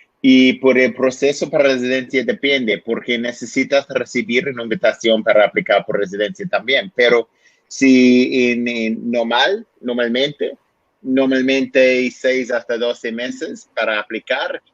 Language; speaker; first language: Spanish; non-native, learner; English